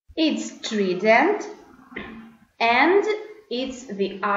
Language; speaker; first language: English; non-native, fluent; Russian